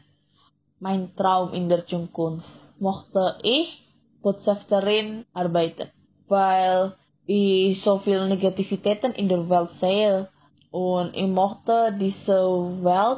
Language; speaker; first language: German; non-native, learner; Indonesian